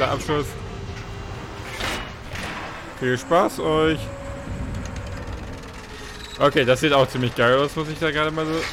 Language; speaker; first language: German; native; German